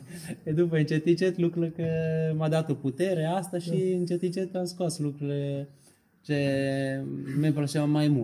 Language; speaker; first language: Romanian; non-native, learner; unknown